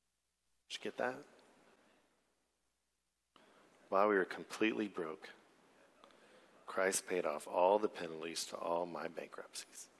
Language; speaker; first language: English; native; English